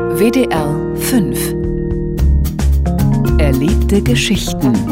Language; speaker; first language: German; native; German